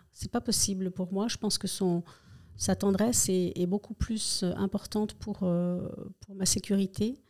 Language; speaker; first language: French; early bilingual, other home language; Spanish